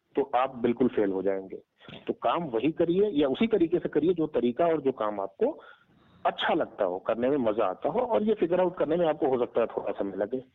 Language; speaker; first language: Hindi; native; Hindi